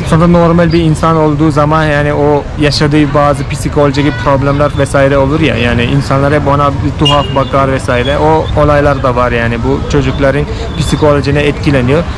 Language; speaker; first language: Turkish; non-native, fluent; Hindi